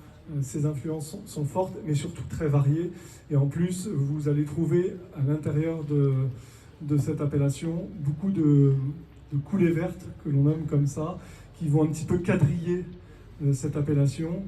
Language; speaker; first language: French; native; French